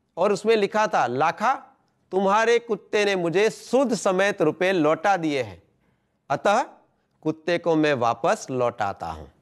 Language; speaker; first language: Hindi; non-native, local second language; Gujarati